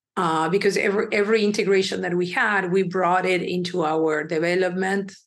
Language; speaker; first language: English; early bilingual, other home language; Spanish